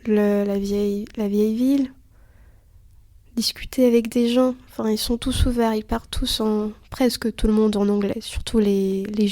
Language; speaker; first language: French; early bilingual, other home language; Lithuanian